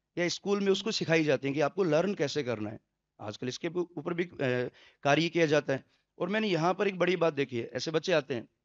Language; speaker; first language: Hindi; native; Hindi